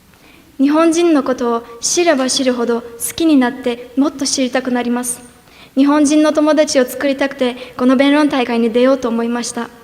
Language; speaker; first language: Japanese; non-native, fluent; Turkish